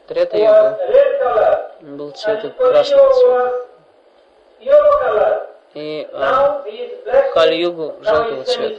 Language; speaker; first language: Russian; non-native, fluent; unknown